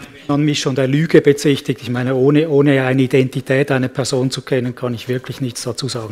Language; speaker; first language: German; native; German